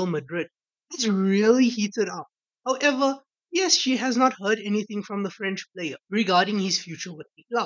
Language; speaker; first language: English; native; English